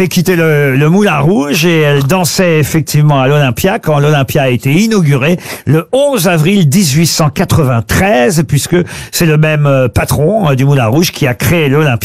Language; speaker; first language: French; native; French